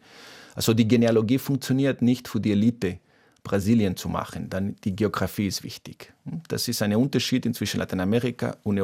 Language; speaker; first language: German; non-native, fluent; Portuguese